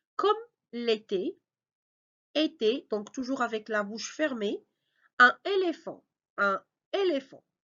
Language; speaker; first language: French; non-native, local second language; Arabic